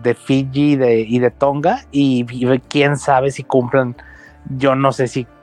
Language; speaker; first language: Spanish; native; Spanish